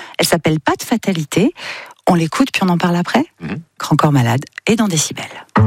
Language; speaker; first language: French; native; French